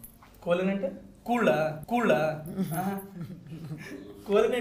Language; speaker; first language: Telugu; native; Telugu